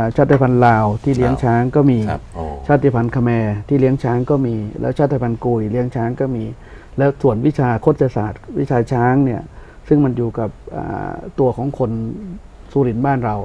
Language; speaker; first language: Thai; non-native, local second language; Northern Khmer